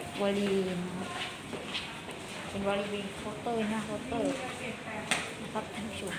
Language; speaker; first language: Thai; native; Thai